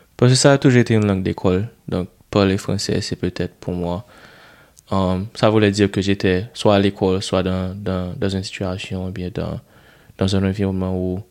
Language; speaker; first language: French; non-native, local second language; Haitian Creole